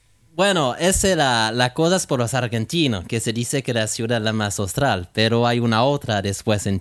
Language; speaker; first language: Spanish; non-native, learner; French